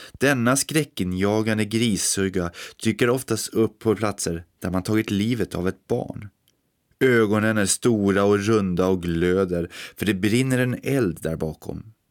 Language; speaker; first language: Swedish; native; Swedish